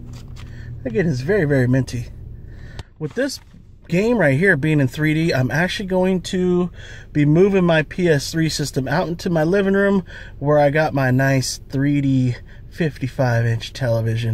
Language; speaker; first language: English; native; English